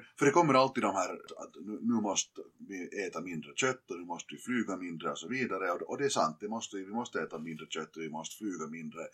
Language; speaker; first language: Swedish; native; Swedish